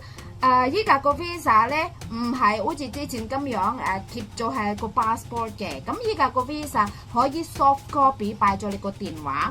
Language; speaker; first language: Cantonese; non-native, fluent; Indonesian